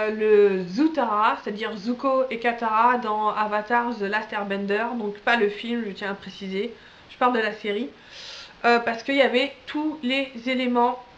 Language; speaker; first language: French; native; French